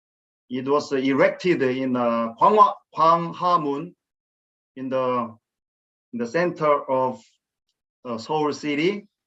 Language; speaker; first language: English; non-native, fluent; Korean